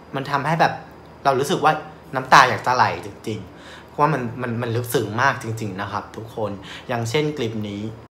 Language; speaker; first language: Thai; non-native, fluent; Vietnamese